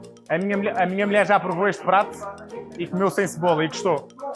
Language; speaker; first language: Portuguese; native; Portuguese